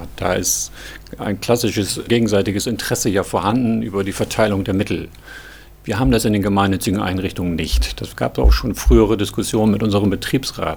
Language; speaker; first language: German; native; German